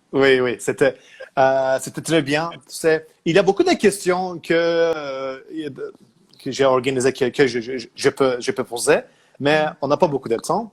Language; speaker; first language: French; non-native, learner; Turkish